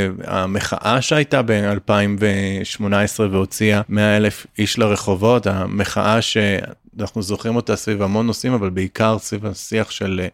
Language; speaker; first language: Hebrew; native; Hebrew